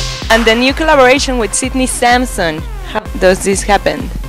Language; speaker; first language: English; non-native, learner; Spanish